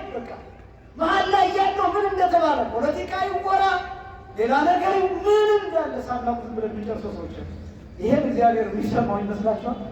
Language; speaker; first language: Amharic; native; Amharic